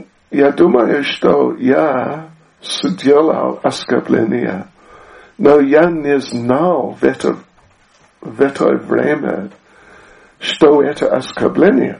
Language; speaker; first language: Russian; non-native, learner; English